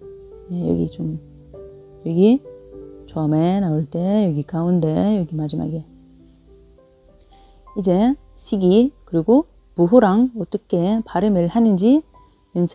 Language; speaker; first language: Korean; non-native, fluent; Arabic